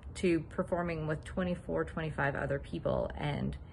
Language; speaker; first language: English; native; English